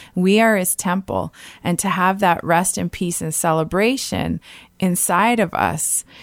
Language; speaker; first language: English; native; English